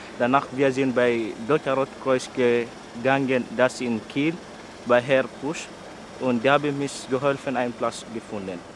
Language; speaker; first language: German; non-native, learner; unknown